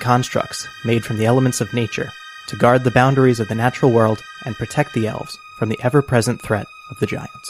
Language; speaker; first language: English; native; English